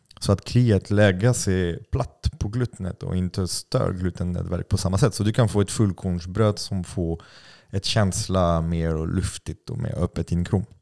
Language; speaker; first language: Swedish; non-native, fluent; French